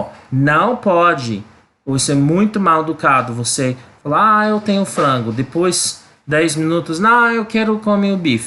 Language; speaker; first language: Portuguese; non-native, learner; English